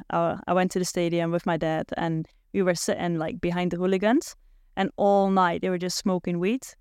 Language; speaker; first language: English; non-native, fluent; Dutch